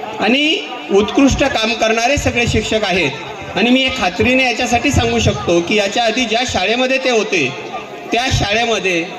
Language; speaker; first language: Marathi; native; Marathi